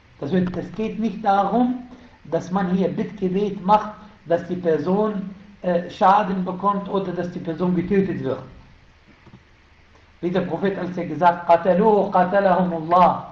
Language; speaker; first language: German; non-native, fluent; Arabic